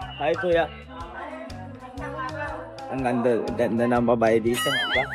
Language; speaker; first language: Filipino; non-native, learner; Spanish